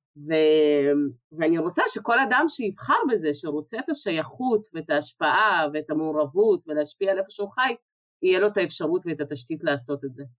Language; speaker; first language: Hebrew; early bilingual, other home language; Russian